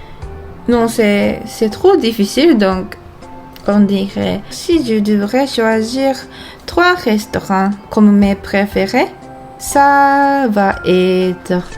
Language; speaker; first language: French; non-native, fluent; Japanese